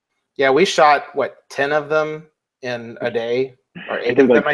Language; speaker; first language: English; native; English